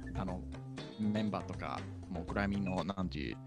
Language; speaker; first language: Japanese; non-native, fluent; English